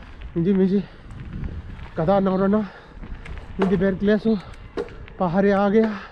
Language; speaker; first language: Hindi; non-native, learner; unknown